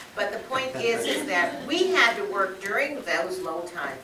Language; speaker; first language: English; native; English